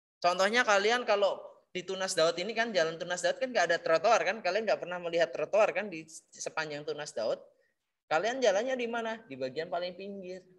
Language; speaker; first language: Indonesian; native; Indonesian